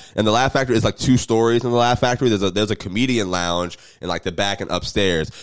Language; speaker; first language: English; native; English